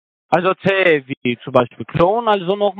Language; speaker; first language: German; non-native, learner; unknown